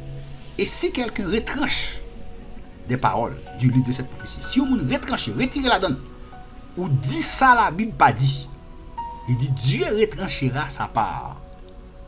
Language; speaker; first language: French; non-native, local second language; Haitian Creole